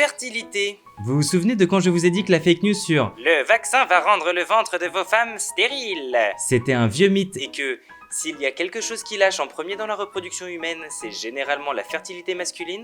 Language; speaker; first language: French; native; French